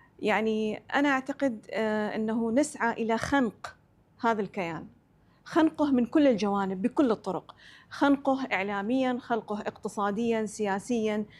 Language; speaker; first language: Arabic; native; Arabic